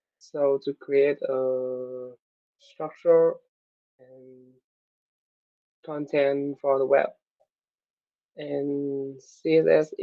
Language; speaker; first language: English; non-native, learner; Vietnamese